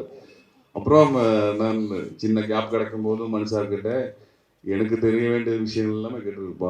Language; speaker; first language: Tamil; non-native, learner; Malayalam